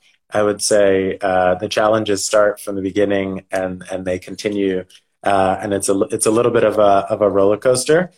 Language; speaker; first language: English; native; English